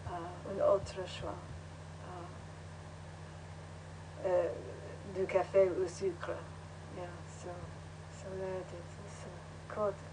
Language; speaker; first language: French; non-native, learner; English